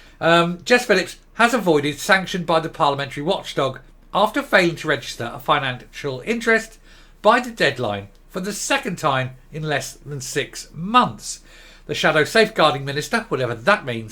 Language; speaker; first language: English; native; English